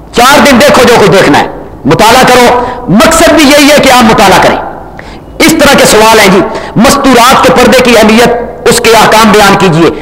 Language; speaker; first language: Urdu; non-native, local second language; Punjabi